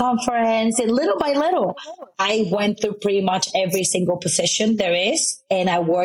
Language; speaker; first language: English; non-native, fluent; Spanish